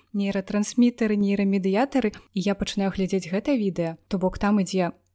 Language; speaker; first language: Belarusian; non-native, local second language; Russian